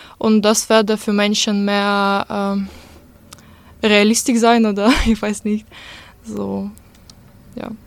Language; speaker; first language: German; non-native, learner; Russian